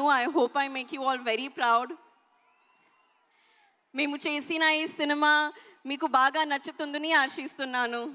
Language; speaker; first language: Telugu; non-native, local second language; Hindi